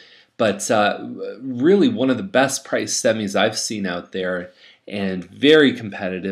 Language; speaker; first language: English; native; English